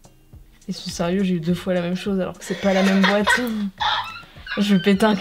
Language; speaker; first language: French; native; French